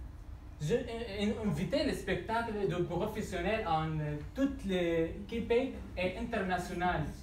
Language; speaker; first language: French; non-native, learner; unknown